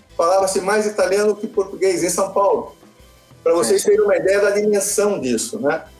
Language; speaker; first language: Portuguese; early bilingual, other home language; Italian